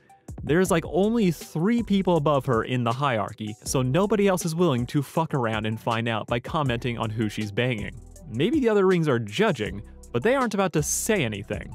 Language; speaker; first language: English; native; English